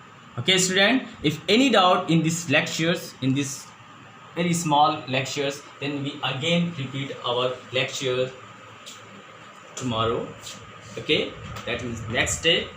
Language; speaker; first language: English; non-native, local second language; Hindi